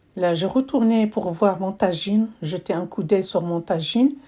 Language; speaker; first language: French; non-native, local second language; Arabic